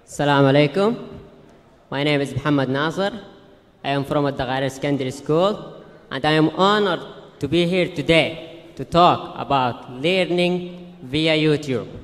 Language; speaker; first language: English; non-native, fluent; Arabic